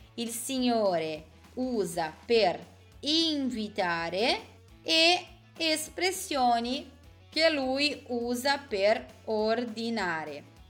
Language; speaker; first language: Italian; non-native, fluent; Portuguese